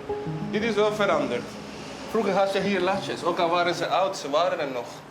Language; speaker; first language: Dutch; non-native, fluent; Spanish